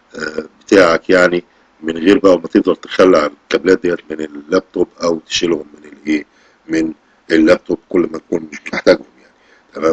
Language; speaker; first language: Arabic; native; Arabic